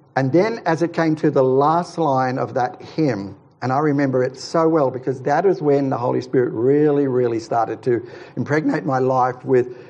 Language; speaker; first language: English; native; English